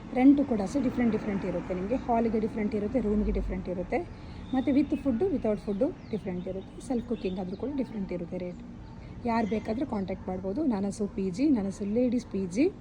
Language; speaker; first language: Kannada; non-native, local second language; Tulu